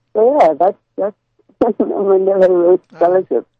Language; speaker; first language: English; non-native, local second language; Tswana